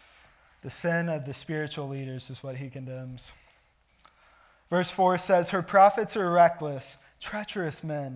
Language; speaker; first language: English; native; English